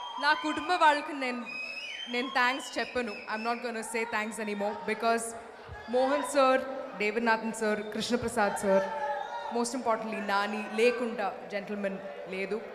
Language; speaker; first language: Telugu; non-native, learner; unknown